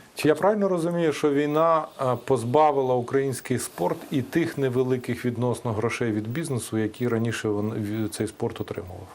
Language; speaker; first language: Ukrainian; native; Ukrainian